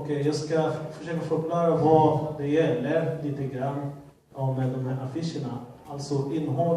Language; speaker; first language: Swedish; non-native, fluent; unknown